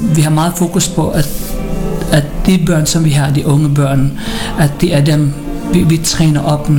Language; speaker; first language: Danish; early bilingual, other home language; Filipino